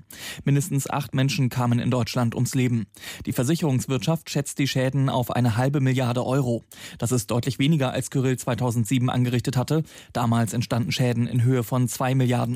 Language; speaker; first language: German; native; German